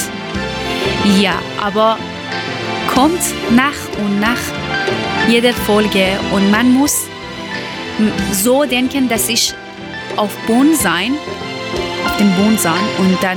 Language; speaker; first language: German; non-native, learner; Persian